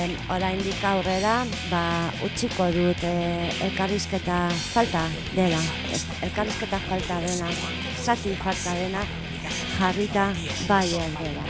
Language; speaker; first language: Basque; non-native, local second language; Spanish